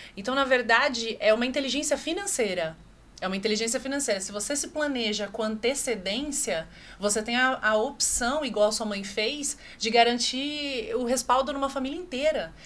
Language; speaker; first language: Portuguese; native; Portuguese